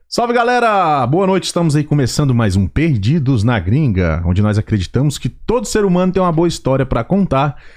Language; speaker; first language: Portuguese; native; Portuguese